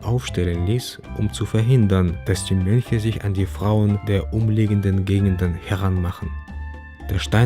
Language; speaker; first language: German; native; German